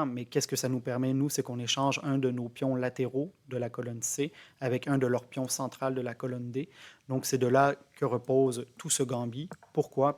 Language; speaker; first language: French; native; French